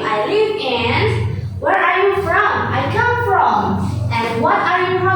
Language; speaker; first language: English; non-native, fluent; Indonesian